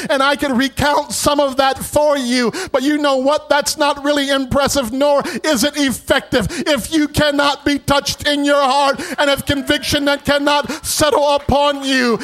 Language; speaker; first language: English; native; English